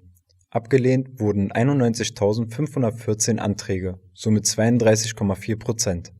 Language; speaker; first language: German; native; German